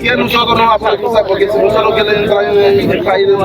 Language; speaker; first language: Spanish; non-native, learner; Haitian Creole